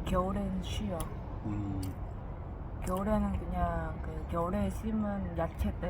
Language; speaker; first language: Korean; non-native, learner; Vietnamese